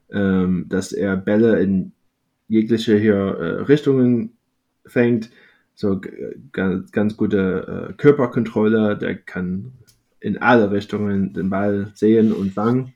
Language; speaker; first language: German; non-native, fluent; English